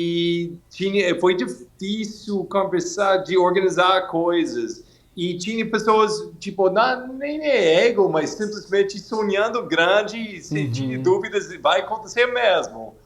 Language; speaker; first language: Portuguese; non-native, fluent; English